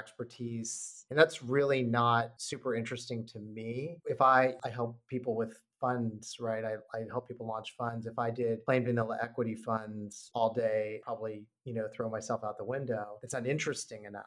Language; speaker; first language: English; native; English